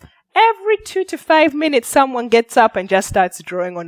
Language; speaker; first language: English; native; English